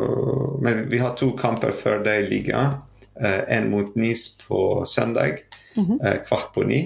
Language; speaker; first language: Norwegian; non-native, fluent; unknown